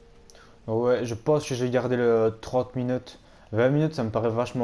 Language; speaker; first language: French; native; French